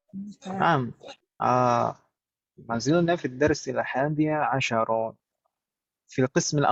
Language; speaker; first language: Arabic; non-native, fluent; Indonesian